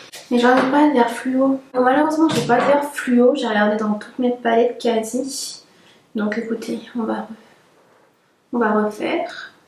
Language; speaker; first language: French; native; French